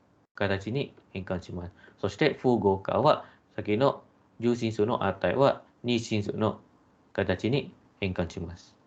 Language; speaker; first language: Japanese; non-native, fluent; Malay